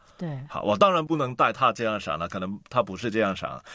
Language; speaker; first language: Chinese; non-native, local second language; Cantonese